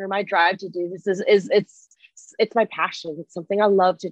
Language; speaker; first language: English; non-native, fluent; Chinese